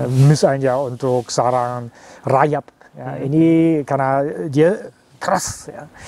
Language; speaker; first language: Indonesian; non-native, fluent; German